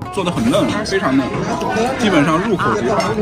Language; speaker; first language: Chinese; native; Chinese